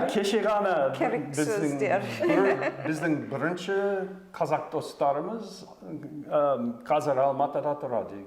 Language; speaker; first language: Kazakh; non-native, fluent; English